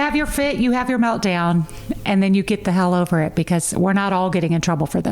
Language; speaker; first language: English; native; English